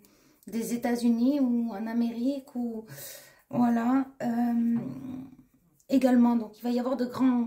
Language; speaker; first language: French; native; French